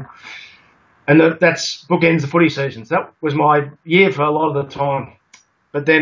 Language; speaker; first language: English; native; English